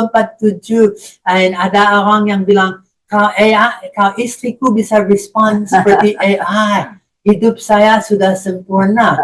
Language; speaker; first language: Indonesian; non-native, fluent; English